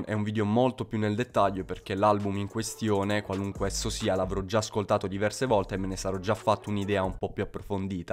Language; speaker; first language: Italian; native; Italian